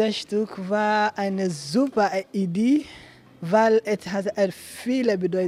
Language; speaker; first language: German; non-native, learner; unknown